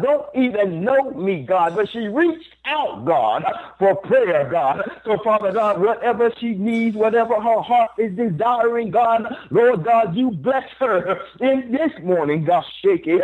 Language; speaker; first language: English; native; English